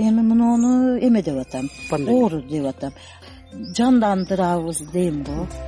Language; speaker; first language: Kyrgyz; non-native, local second language; Uzbek